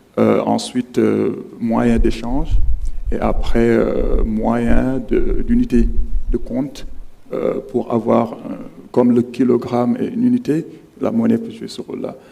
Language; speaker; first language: French; non-native, local second language; Wolof